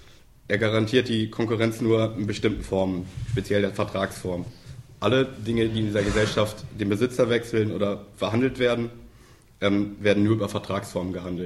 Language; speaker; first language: German; native; German